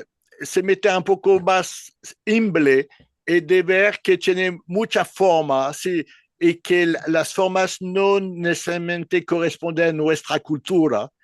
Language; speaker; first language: Spanish; non-native, learner; French